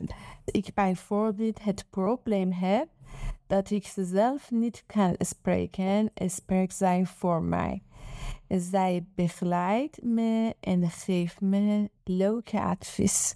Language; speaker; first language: Dutch; non-native, learner; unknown